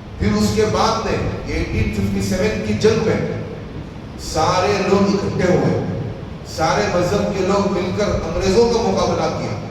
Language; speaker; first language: Urdu; native; Urdu